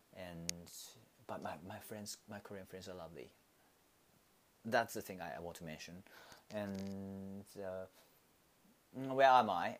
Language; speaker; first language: English; non-native, learner; Japanese